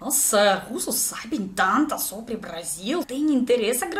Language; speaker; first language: Portuguese; non-native, learner; Russian